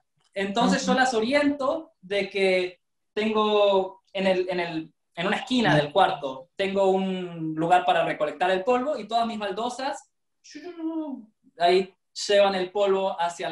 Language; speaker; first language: Spanish; native; Spanish